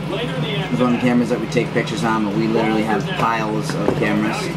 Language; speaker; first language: English; native; English